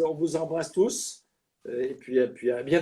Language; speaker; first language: French; native; French